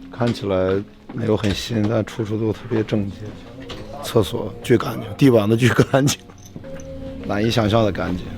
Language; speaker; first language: Chinese; native; Chinese